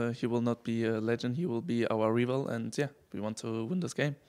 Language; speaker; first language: English; non-native, fluent; German